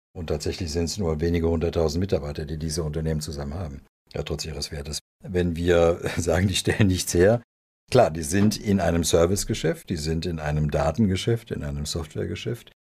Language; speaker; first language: German; early bilingual, other home language; Serbian